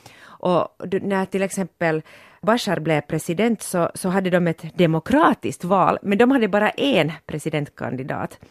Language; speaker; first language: Swedish; non-native, local second language; Finnish